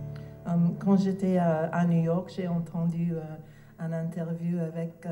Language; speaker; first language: French; non-native, learner; English